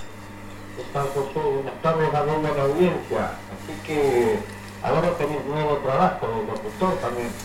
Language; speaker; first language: Spanish; native; Spanish